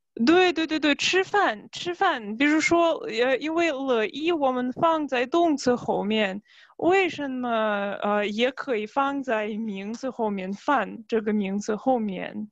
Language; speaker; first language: Chinese; non-native, fluent; Russian